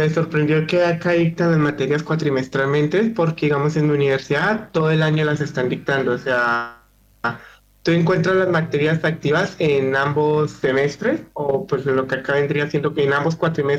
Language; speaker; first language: Spanish; native; Spanish